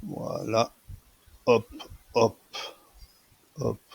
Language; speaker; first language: French; native; French